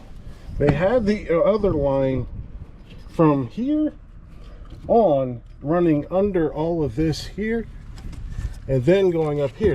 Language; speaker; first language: English; native; English